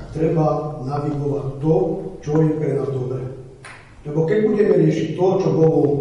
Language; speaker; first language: Slovak; non-native, local second language; Romany